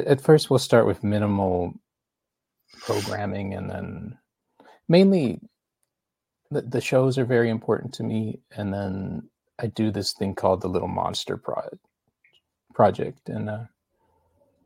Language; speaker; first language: English; native; English